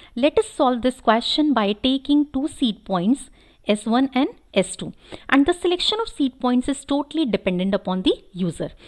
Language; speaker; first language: English; non-native, local second language; Hindi